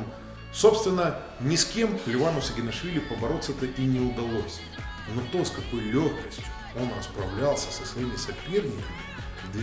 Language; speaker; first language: Russian; native; Russian